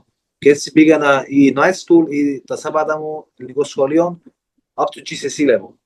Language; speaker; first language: Greek; early bilingual, heritage; Greek